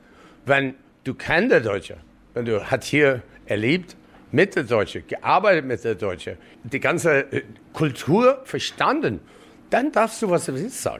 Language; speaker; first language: German; non-native, learner; English